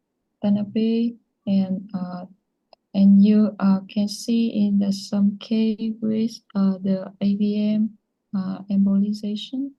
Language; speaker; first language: English; non-native, learner; Vietnamese